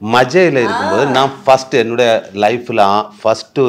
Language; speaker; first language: Tamil; non-native, learner; Malayalam